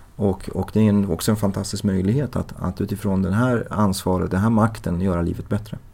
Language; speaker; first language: Swedish; early bilingual, other home language; Persian